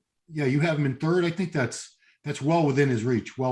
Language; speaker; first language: English; native; English